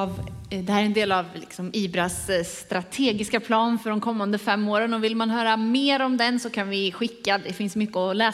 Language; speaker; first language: Swedish; native; Swedish